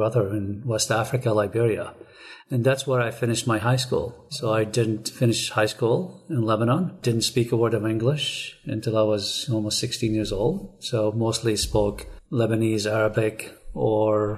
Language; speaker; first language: English; non-native, fluent; Arabic